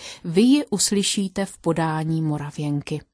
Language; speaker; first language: Czech; native; Czech